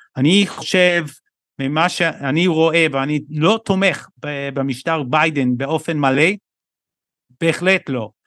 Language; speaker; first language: Hebrew; non-native, fluent; English